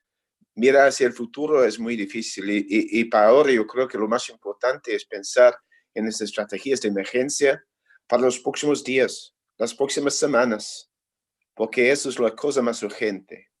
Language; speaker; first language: Spanish; non-native, fluent; English